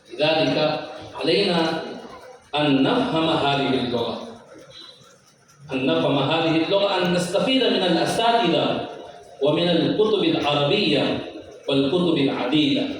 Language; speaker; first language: Arabic; non-native, fluent; Urdu